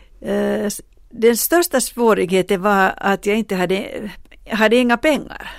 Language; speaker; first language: Swedish; non-native, local second language; Finnish